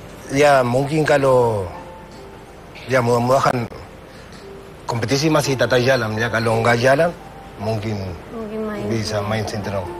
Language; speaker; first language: Indonesian; non-native, fluent; Spanish